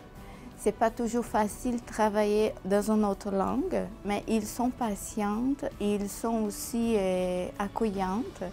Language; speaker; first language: French; non-native, fluent; Portuguese